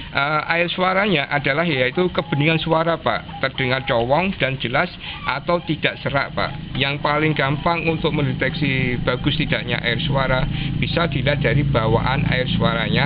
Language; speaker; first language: Indonesian; non-native, local second language; Javanese